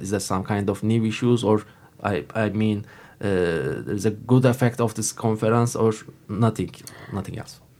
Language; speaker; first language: English; non-native, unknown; Turkish